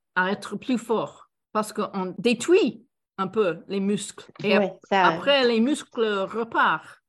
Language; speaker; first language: French; non-native, fluent; English